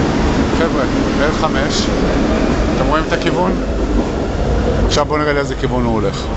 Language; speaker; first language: Hebrew; native; Hebrew